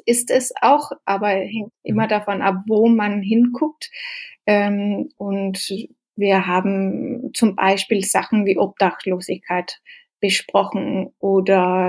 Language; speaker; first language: German; non-native, fluent; Danish